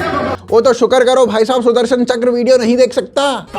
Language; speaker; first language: Hindi; native; Hindi